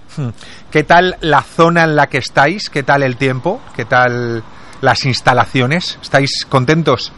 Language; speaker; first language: Spanish; native; Spanish